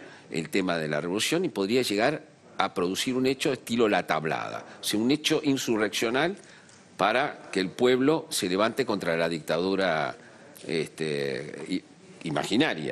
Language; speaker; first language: Spanish; native; Spanish